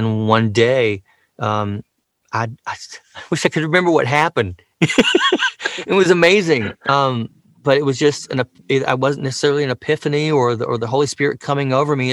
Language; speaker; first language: English; native; English